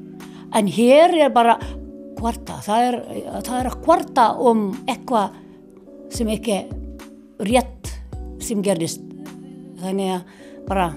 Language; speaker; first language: Icelandic; non-native, learner; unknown